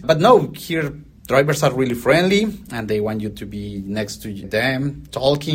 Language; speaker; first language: English; non-native, fluent; Spanish